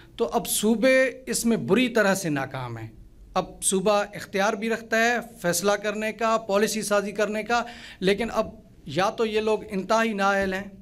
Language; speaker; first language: Urdu; non-native, local second language; Sindhi